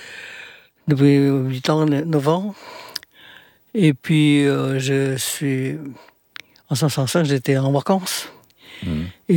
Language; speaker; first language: French; non-native, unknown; Indonesian